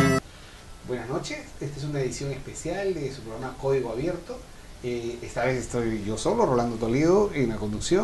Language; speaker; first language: Spanish; native; Spanish